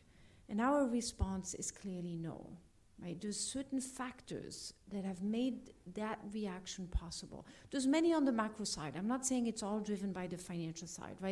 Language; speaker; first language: English; non-native, fluent; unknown